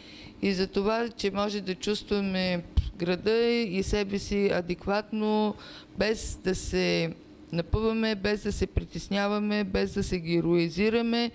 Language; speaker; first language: Bulgarian; native; Bulgarian